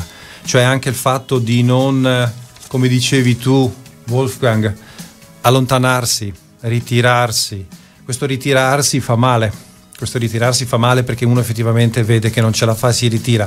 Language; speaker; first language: Italian; native; Italian